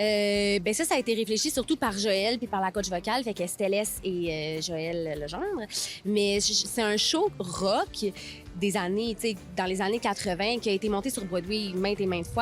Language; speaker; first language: French; native; French